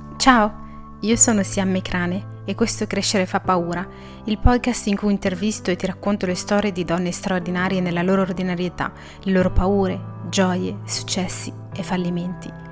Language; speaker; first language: Italian; native; Italian